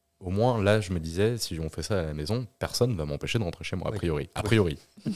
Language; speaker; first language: French; native; French